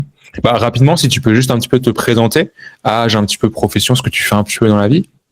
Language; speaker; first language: French; native; French